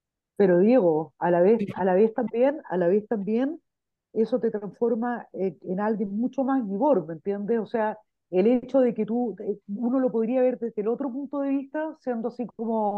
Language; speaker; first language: Spanish; native; Spanish